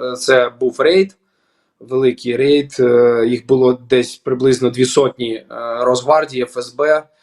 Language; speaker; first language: Ukrainian; non-native, local second language; Russian